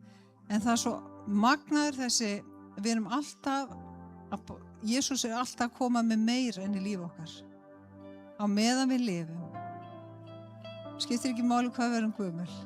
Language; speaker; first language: Icelandic; native; Icelandic